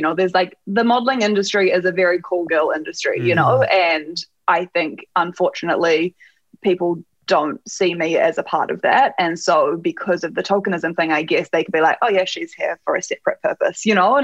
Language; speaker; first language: English; native; English